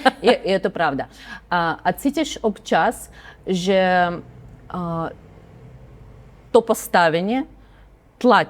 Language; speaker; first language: Czech; non-native, learner; Ukrainian